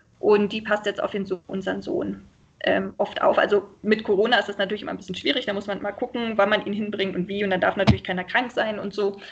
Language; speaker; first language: German; native; German